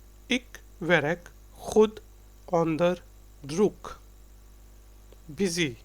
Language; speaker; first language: Dutch; non-native, fluent; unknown